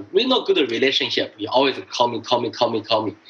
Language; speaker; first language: English; non-native, learner; Chinese